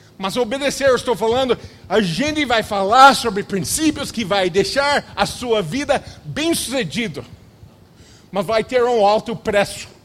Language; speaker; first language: Portuguese; non-native, fluent; English